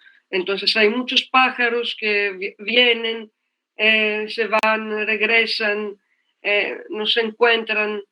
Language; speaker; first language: Spanish; non-native, fluent; Greek